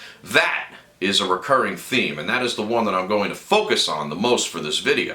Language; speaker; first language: English; native; English